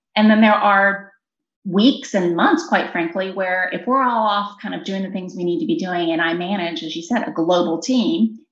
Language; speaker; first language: English; native; English